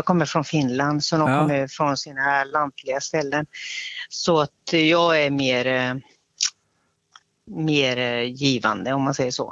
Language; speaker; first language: Swedish; native; Swedish